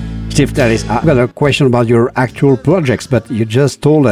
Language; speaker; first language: English; non-native, fluent; French